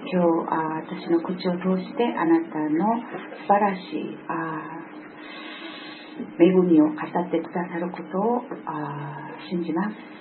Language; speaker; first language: Japanese; non-native, fluent; Korean